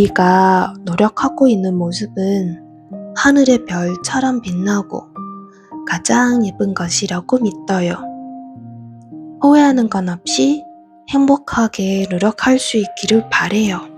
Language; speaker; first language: Korean; non-native, fluent; Vietnamese